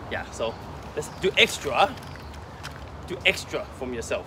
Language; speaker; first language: English; non-native, local second language; Cantonese